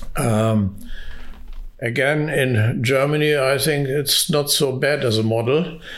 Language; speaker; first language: English; non-native, fluent; Hungarian